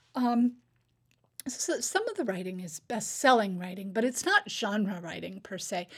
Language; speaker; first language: English; native; English